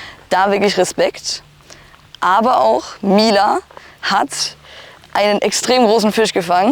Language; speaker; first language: German; native; German